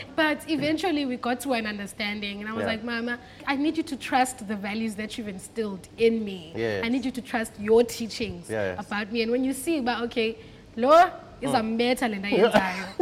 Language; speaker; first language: English; non-native, local second language; Xhosa